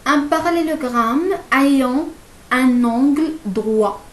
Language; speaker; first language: French; non-native, local second language; Arabic